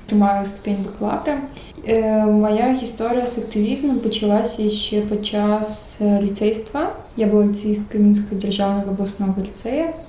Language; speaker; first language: Belarusian; non-native, local second language; Russian